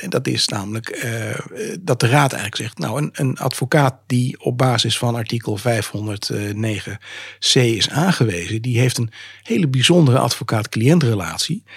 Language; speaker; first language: Dutch; native; Dutch